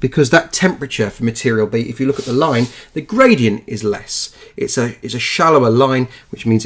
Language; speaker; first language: English; native; English